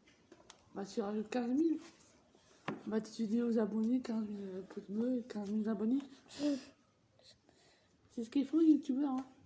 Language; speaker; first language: French; native; French